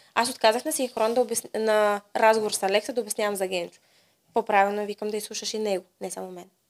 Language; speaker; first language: Bulgarian; native; Bulgarian